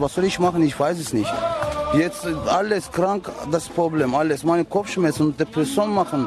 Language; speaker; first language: German; non-native, learner; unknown